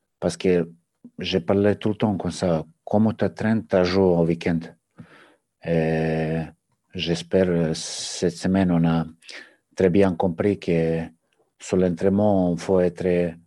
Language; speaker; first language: French; non-native, learner; Serbian